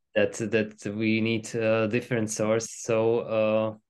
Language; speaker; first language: English; non-native, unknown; Slovak